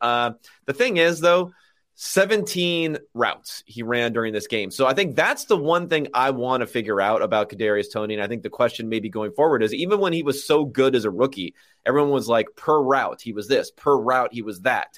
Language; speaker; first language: English; native; English